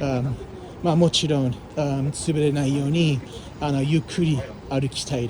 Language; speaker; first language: Japanese; non-native, learner; English